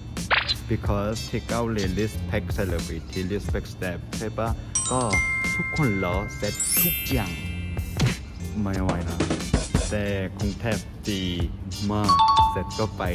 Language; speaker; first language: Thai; non-native, learner; Korean